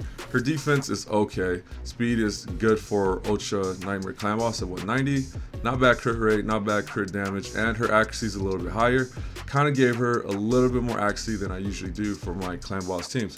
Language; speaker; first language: English; native; English